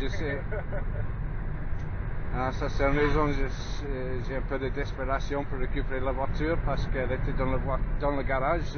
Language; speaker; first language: French; non-native, learner; English